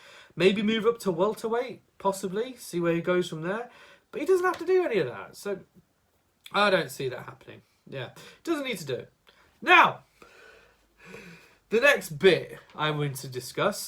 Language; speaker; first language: English; native; English